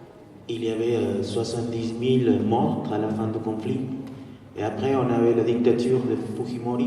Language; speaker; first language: French; non-native, fluent; Spanish